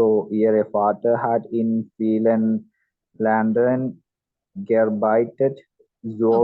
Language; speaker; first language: German; non-native, learner; Malayalam